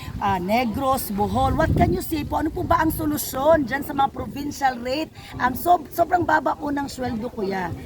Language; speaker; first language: Filipino; native; Filipino